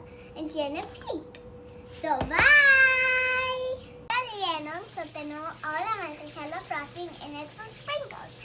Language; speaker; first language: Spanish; early bilingual, heritage; Spanish